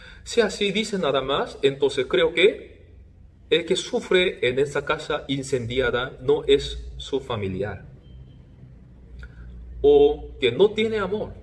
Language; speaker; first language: Spanish; non-native, fluent; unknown